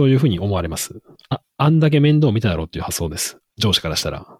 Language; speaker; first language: Japanese; native; Japanese